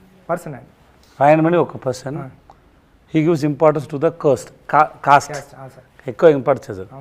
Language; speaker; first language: Telugu; non-native, learner; Tamil